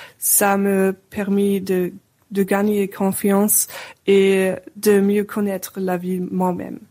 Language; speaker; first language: French; non-native, fluent; German